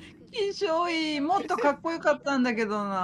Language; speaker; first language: Japanese; native; Japanese